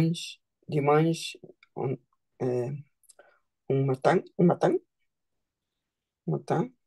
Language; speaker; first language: French; non-native, learner; Spanish